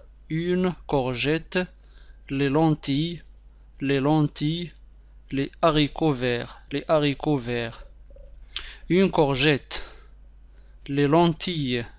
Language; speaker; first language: French; non-native, fluent; Arabic